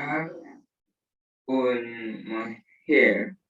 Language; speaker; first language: Spanish; non-native, learner; English